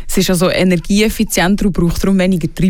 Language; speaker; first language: German; native; German